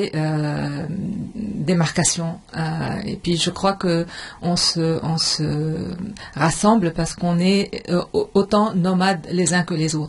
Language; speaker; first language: French; non-native, fluent; Arabic